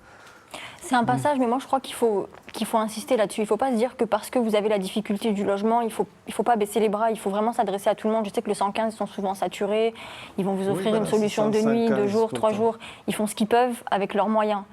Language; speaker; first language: French; native; French